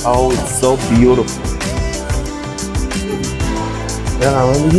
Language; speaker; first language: English; non-native, learner; Persian